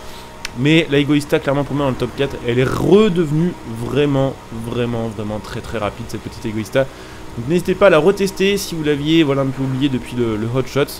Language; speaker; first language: French; native; French